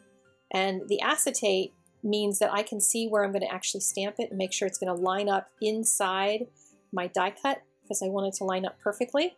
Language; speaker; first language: English; native; English